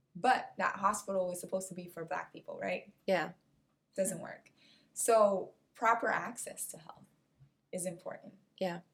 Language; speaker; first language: English; non-native, fluent; Portuguese